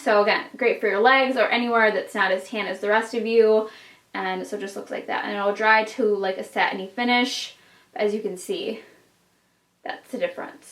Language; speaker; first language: English; native; English